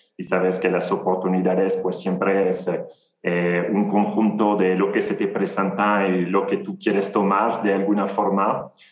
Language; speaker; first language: Spanish; non-native, fluent; French